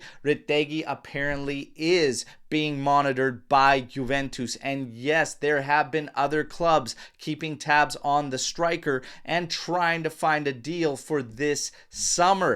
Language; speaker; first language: English; native; English